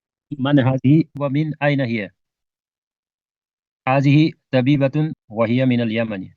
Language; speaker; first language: Arabic; non-native, learner; Urdu